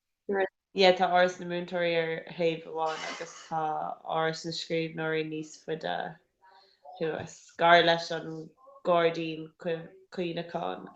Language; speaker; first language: Irish; non-native, local second language; English